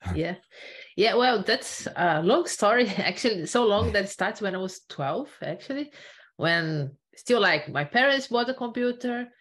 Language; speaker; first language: English; non-native, fluent; Portuguese